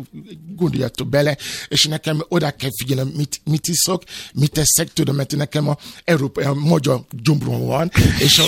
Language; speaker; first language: Hungarian; non-native, fluent; Yoruba